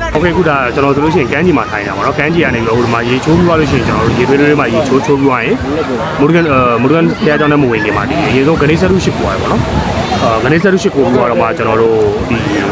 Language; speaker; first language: Burmese; non-native, local second language; Tamil